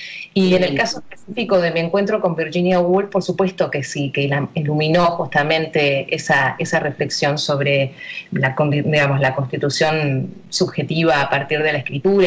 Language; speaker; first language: Spanish; native; Spanish